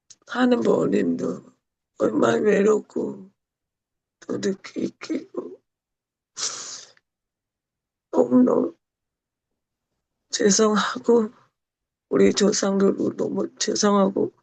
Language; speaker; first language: Korean; non-native, learner; Thai